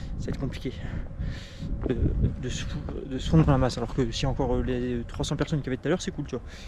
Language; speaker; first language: French; native; French